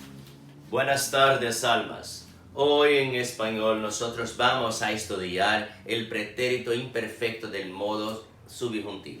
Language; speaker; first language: Spanish; non-native, fluent; Portuguese